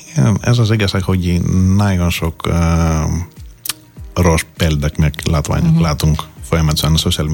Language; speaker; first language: Hungarian; non-native, learner; Greek